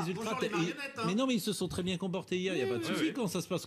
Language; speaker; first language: French; native; French